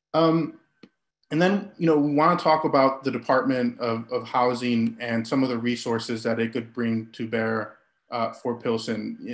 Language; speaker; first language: English; early bilingual, other home language; Spanish